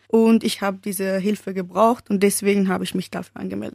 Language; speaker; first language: German; early bilingual, other home language; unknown